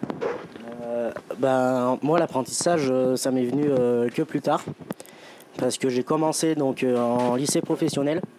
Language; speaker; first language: French; native; French